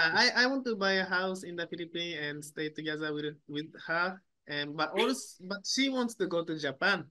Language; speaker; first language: English; non-native, learner; Japanese